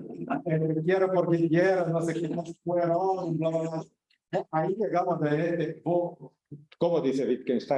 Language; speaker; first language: Spanish; non-native, fluent; Portuguese